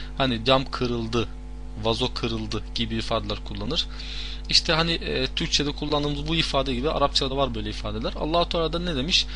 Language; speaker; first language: Turkish; non-native, fluent; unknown